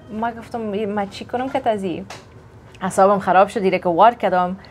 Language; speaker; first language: Persian; early bilingual, other home language; English